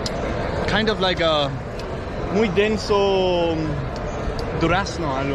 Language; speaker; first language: Spanish; non-native, learner; English